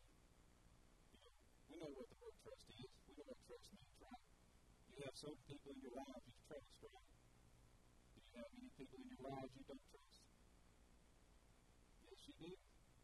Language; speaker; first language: English; native; English